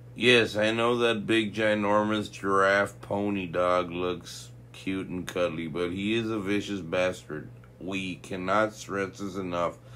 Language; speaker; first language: English; early bilingual, other home language; Spanish